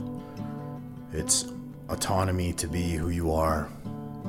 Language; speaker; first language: English; native; English